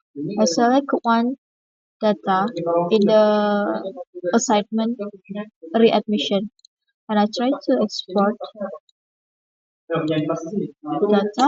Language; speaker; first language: English; non-native, learner; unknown